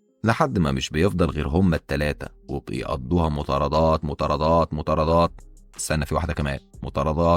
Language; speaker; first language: Arabic; native; Arabic